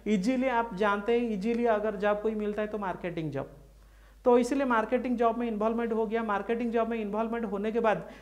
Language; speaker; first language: Hindi; non-native, local second language; Odia